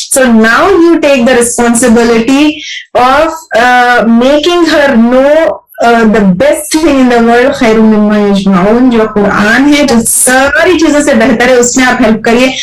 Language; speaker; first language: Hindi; native; Hindi